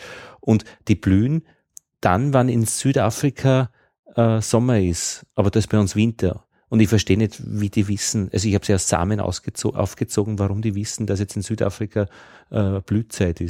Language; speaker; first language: German; native; German